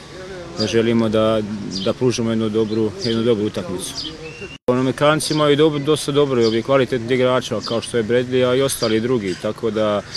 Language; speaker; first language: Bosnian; early bilingual, heritage; Bosnian